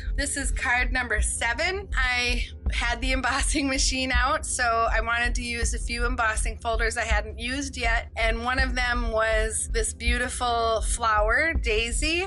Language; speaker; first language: English; native; English